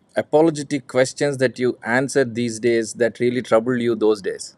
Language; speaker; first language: English; non-native, local second language; Telugu